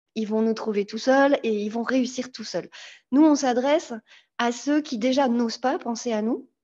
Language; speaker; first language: French; native; French